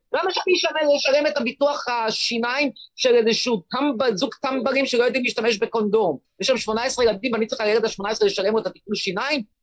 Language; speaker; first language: Hebrew; native; Hebrew